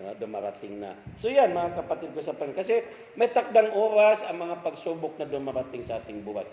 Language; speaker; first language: Filipino; non-native, local second language; Cebuano